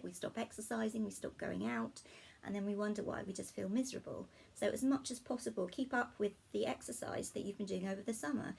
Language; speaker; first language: English; native; English